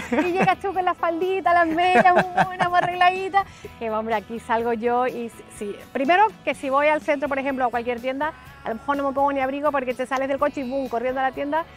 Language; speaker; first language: Spanish; native; Spanish